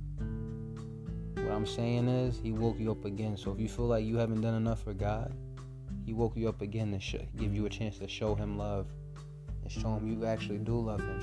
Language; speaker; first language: English; native; English